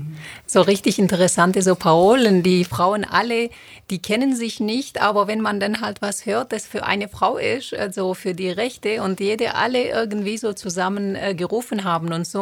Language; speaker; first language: German; non-native, fluent; Turoyo